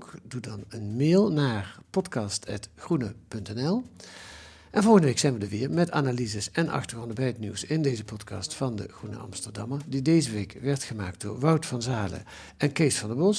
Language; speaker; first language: Dutch; native; Dutch